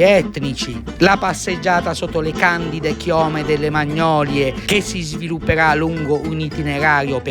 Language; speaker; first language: Italian; native; Italian